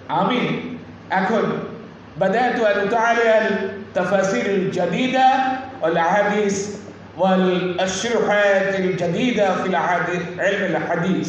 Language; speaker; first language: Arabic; non-native, learner; Bangla